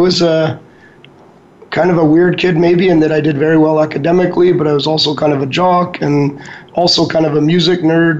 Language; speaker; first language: English; native; English